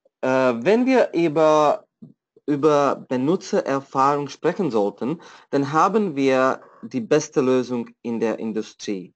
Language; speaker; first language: German; non-native, fluent; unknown